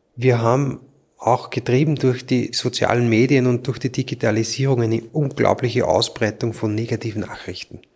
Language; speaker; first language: German; native; German